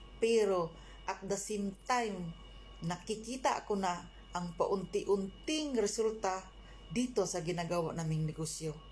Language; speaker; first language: Filipino; non-native, local second language; Cebuano